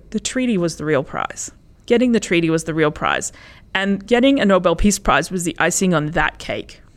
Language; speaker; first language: English; early bilingual, other home language; Spanish